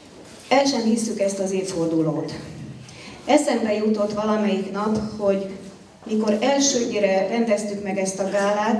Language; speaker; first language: Hungarian; native; Hungarian